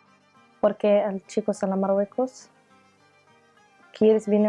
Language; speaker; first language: Spanish; non-native, learner; Arabic